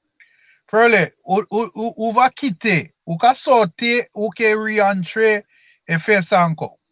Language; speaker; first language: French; non-native, learner; English